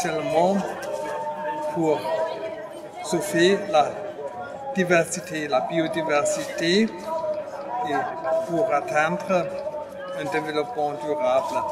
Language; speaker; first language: French; non-native, fluent; German